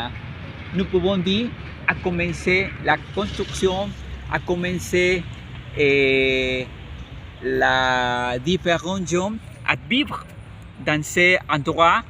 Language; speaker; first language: French; non-native, learner; Spanish